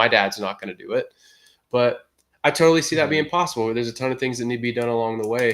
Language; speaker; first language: English; native; English